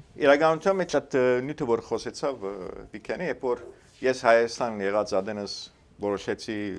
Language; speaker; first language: Armenian; early bilingual, heritage; Armenian